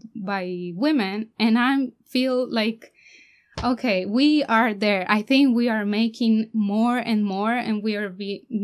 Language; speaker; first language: English; non-native, fluent; Spanish